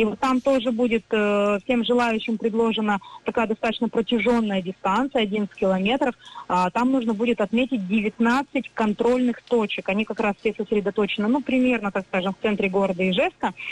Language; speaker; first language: Russian; native; Russian